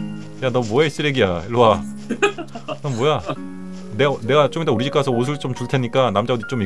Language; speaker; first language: Korean; native; Korean